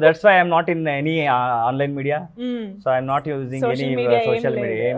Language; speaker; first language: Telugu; non-native, learner; Kannada